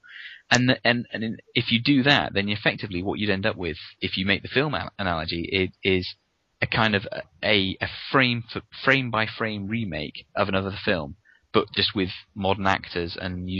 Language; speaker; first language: English; native; English